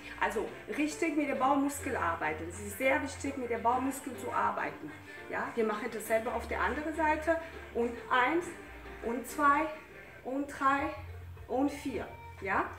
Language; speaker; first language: German; non-native, fluent; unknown